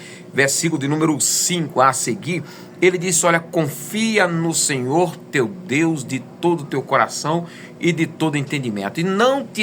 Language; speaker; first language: Portuguese; native; Portuguese